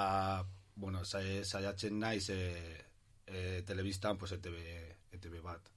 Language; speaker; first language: Basque; non-native, learner; Spanish